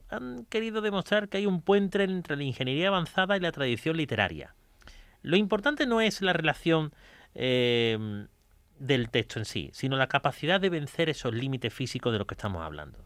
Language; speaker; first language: Spanish; native; Spanish